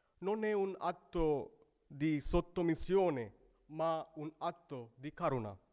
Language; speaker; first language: Italian; non-native, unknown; Sinhala